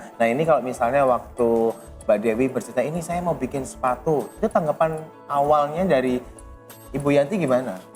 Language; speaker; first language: Indonesian; native; Indonesian